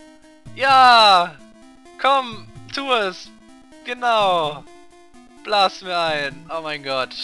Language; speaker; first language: German; native; German